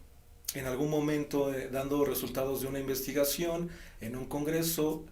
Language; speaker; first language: Spanish; native; Spanish